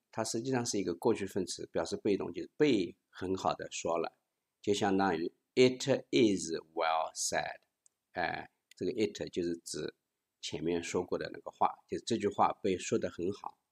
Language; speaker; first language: Chinese; native; Chinese